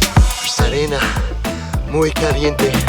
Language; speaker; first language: Spanish; non-native, learner; English